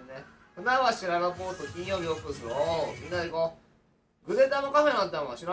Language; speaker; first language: Japanese; native; Japanese